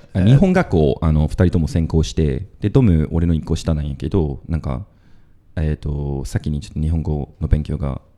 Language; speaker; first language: Japanese; non-native, fluent; English